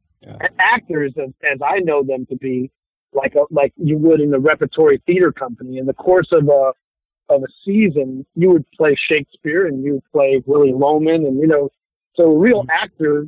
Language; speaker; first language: English; native; English